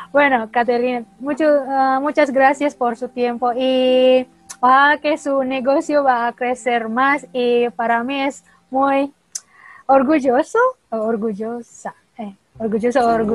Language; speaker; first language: Spanish; non-native, learner; Indonesian